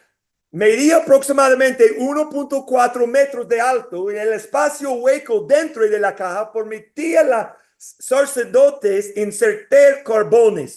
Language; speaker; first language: Spanish; non-native, fluent; English